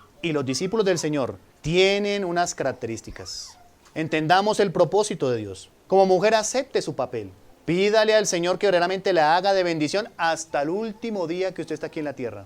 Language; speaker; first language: Spanish; native; Spanish